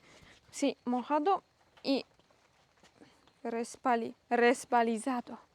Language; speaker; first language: Spanish; non-native, learner; Polish